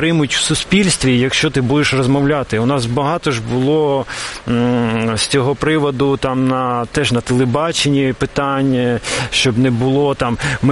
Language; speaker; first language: Ukrainian; non-native, local second language; Russian